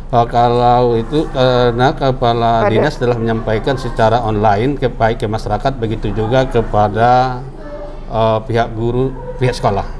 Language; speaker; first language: Indonesian; native; Indonesian